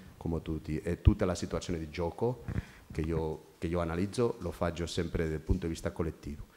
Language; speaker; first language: Italian; non-native, fluent; Spanish